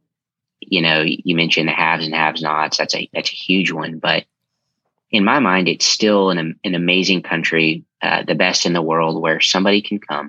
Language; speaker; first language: English; native; English